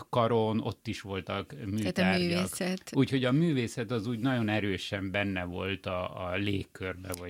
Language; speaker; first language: Hungarian; early bilingual, heritage; Hungarian